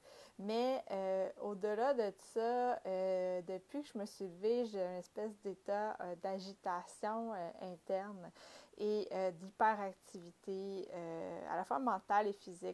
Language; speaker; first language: French; native; French